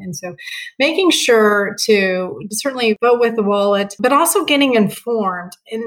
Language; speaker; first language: English; native; English